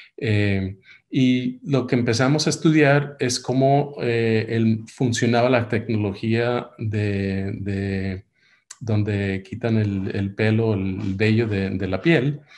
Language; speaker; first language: Spanish; early bilingual, heritage; Spanish